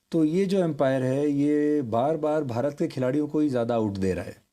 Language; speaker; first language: Hindi; native; Hindi